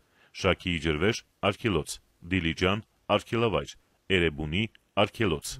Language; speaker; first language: Armenian; native; Armenian